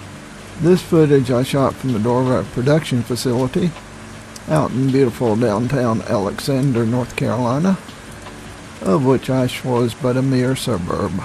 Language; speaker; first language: English; native; English